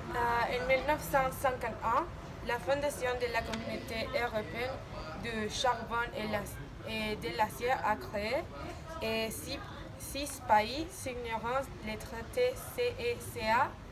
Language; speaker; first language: French; non-native, learner; Spanish